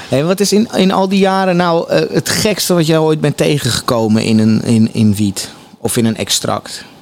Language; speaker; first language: Dutch; native; Dutch